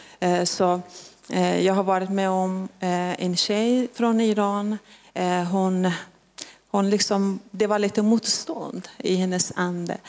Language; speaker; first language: Swedish; non-native, local second language; Persian